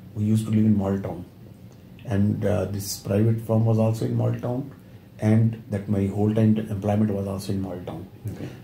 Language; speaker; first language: English; non-native, local second language; Punjabi